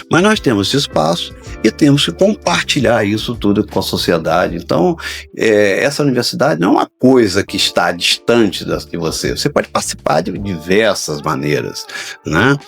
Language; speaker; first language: Portuguese; native; Portuguese